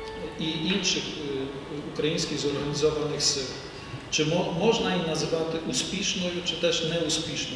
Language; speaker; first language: Ukrainian; native; Ukrainian